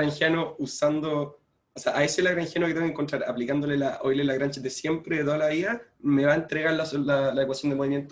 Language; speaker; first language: Spanish; native; Spanish